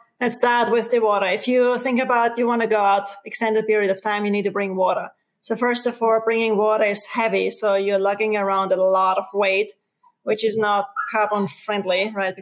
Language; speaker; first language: English; non-native, fluent; German